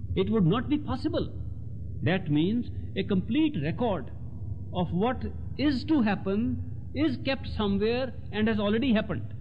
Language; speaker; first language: English; non-native, local second language; Hindi